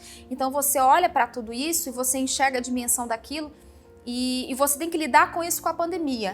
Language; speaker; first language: Portuguese; native; Portuguese